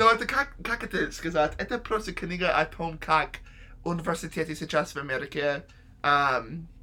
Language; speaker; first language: Russian; non-native, learner; English